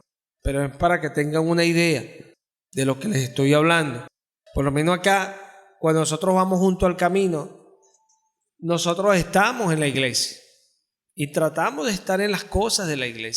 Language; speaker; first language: Spanish; native; Spanish